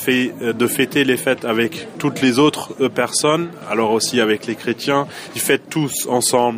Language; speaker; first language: French; non-native, fluent; German